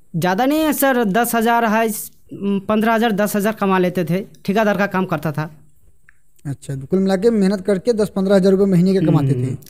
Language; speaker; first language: Hindi; non-native, local second language; Bangla